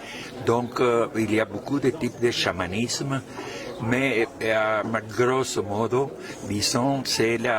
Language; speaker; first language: French; non-native, fluent; Spanish